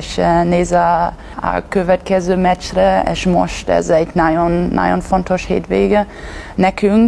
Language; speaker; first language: Hungarian; non-native, learner; German